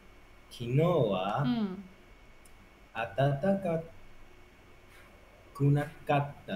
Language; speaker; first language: Japanese; non-native, learner; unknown